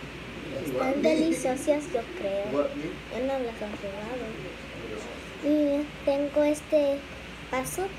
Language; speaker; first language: Spanish; early bilingual, heritage; Spanish